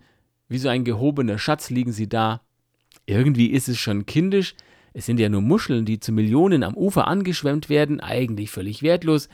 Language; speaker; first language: German; native; German